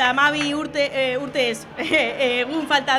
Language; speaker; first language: Basque; non-native, local second language; Spanish